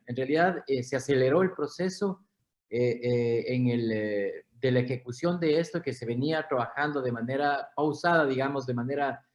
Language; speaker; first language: Spanish; native; Spanish